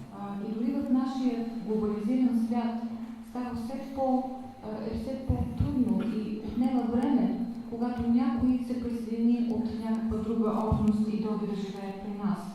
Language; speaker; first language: Bulgarian; native; Bulgarian